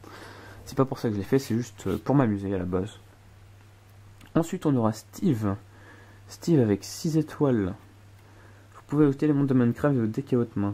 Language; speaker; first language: French; native; French